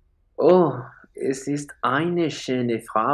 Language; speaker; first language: German; non-native, learner; Spanish